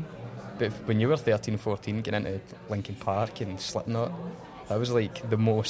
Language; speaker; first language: English; native; English